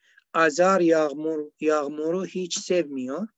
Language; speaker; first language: Turkish; non-native, learner; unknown